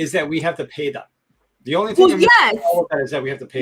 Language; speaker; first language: English; native; English